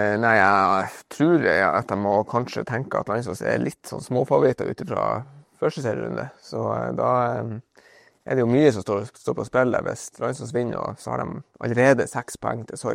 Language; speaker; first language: Norwegian; native; Norwegian